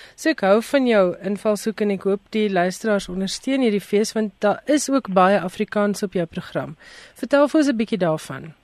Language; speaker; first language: Afrikaans; native; Afrikaans